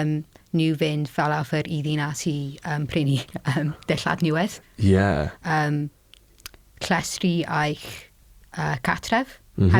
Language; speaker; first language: Welsh; non-native, local second language; English